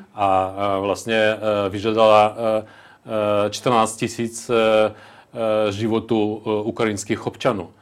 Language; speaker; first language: Czech; non-native, local second language; Ukrainian